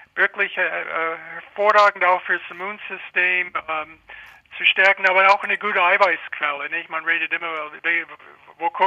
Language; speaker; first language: German; non-native, fluent; English